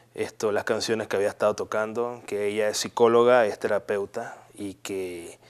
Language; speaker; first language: Spanish; native; Spanish